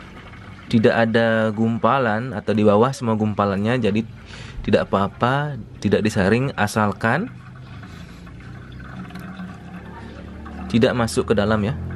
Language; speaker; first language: Indonesian; native; Indonesian